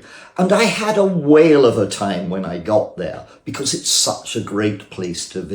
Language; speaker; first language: English; native; English